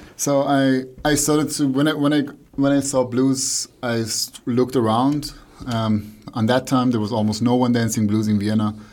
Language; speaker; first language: English; non-native, fluent; Persian